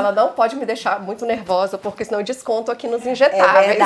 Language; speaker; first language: Portuguese; native; Portuguese